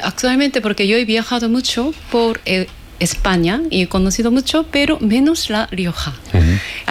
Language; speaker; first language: Spanish; non-native, fluent; Korean